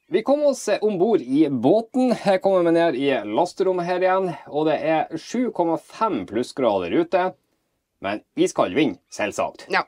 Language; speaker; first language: Norwegian; native; Norwegian